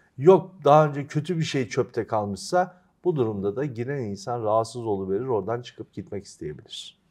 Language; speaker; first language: Turkish; native; Turkish